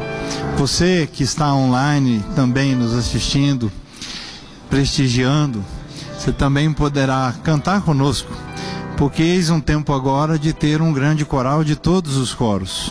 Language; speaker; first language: Portuguese; native; Portuguese